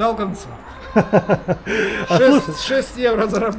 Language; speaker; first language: Russian; native; Russian